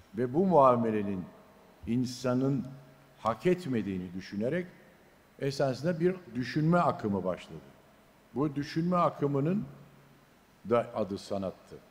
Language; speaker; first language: Turkish; native; Turkish